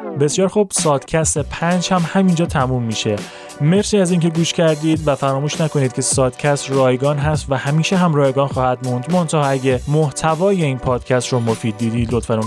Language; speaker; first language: Persian; native; Persian